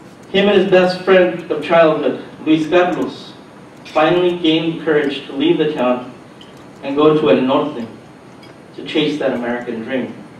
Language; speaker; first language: English; early bilingual, other home language; Spanish